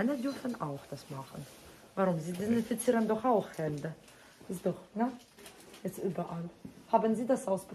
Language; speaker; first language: German; non-native, fluent; Russian